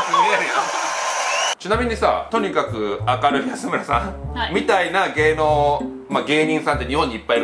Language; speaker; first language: Japanese; native; Japanese